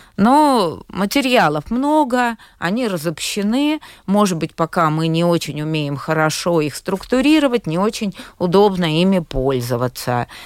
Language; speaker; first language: Russian; native; Russian